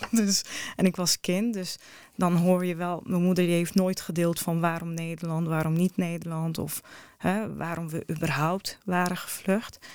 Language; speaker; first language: Dutch; early bilingual, other home language; Arabic